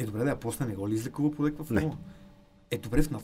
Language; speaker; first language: Bulgarian; native; Bulgarian